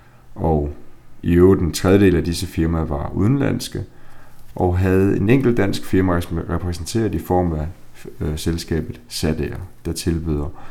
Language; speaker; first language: Danish; native; Danish